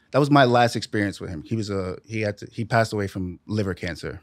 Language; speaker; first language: English; native; English